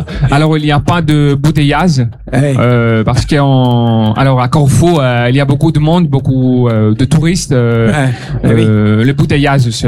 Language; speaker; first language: French; non-native, learner; Greek